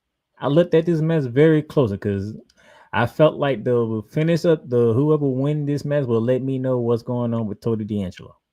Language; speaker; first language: English; native; English